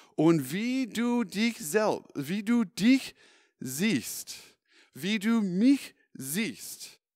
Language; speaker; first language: German; non-native, fluent; English